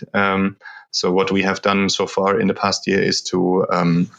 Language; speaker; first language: English; non-native, fluent; German